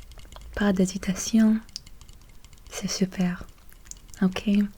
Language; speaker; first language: French; non-native, learner; English